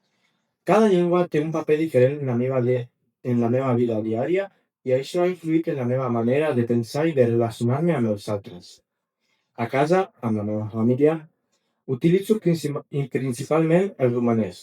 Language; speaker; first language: Catalan; early bilingual, other home language; Romanian